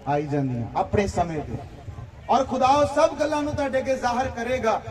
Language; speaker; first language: Hindi; non-native, local second language; Punjabi